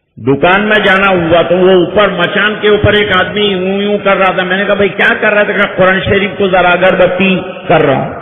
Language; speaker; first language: Urdu; non-native, local second language; Gujarati